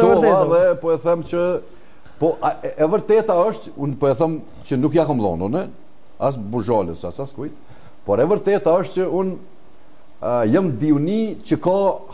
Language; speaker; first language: Albanian; native; Albanian